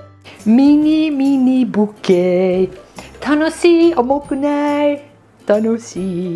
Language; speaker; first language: Japanese; non-native, learner; Dutch